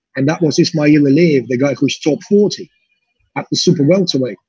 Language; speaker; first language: English; non-native, fluent; Russian